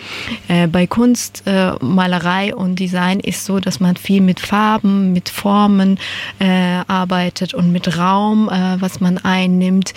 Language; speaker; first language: German; non-native, fluent; Persian